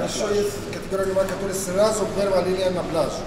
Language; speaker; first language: Russian; native; Russian